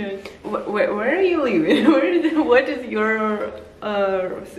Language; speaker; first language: English; non-native, learner; Russian